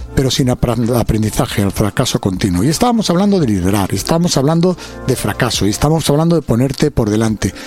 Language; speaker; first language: Spanish; native; Spanish